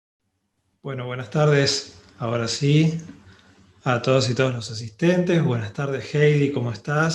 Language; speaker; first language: Spanish; native; Spanish